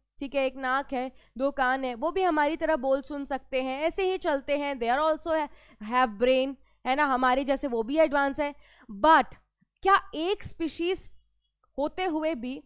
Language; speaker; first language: Hindi; native; Hindi